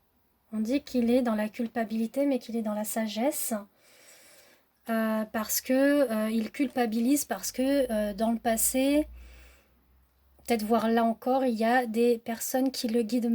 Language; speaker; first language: French; native; French